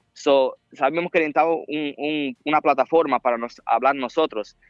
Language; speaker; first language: Spanish; early bilingual, heritage; Spanish